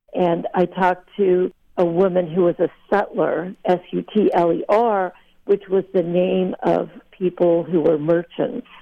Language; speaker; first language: English; early bilingual, other home language; Lithuanian